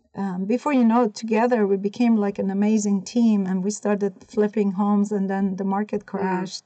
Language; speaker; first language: English; non-native, fluent; Persian